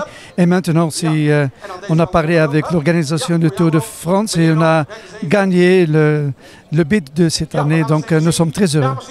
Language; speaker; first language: French; non-native, fluent; Dutch